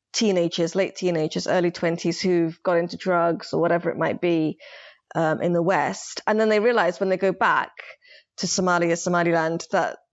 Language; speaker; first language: English; early bilingual, other home language; Somali